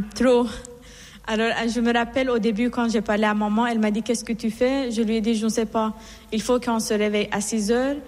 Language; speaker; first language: French; non-native, learner; Persian